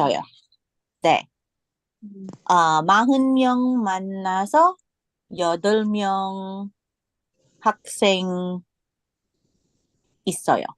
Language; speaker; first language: Korean; non-native, learner; English